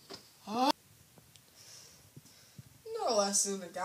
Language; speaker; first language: Spanish; non-native, learner; English